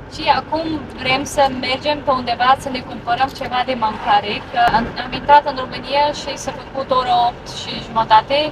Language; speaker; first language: Romanian; native; Romanian